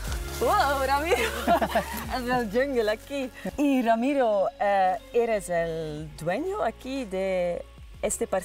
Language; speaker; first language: Spanish; non-native, learner; Dutch